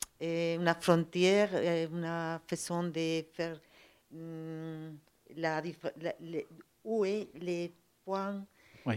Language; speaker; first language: French; non-native, learner; Spanish